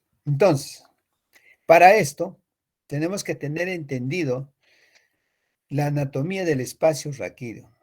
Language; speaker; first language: Spanish; native; Spanish